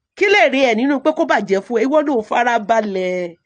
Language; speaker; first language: English; non-native, local second language; Yoruba